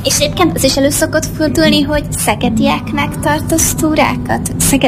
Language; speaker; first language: Hungarian; native; Hungarian